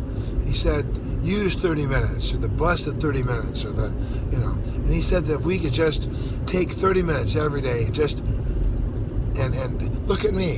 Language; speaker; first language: English; native; English